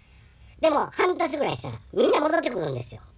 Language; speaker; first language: Japanese; native; Japanese